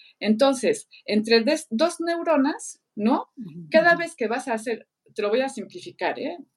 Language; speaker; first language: Spanish; non-native, fluent; French